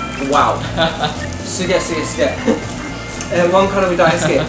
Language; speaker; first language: Japanese; non-native, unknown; English